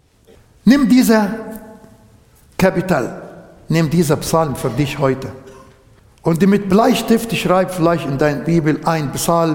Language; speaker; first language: German; non-native, fluent; Arabic